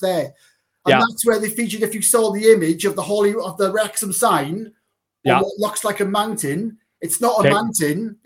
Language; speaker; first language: English; native; English